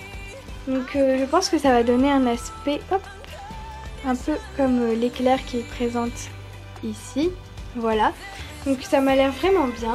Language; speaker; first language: French; native; French